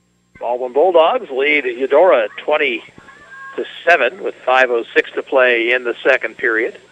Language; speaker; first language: English; native; English